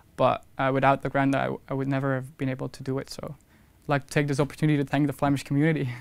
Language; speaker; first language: English; non-native, fluent; Dutch